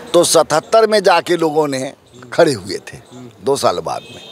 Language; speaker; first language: Hindi; native; Hindi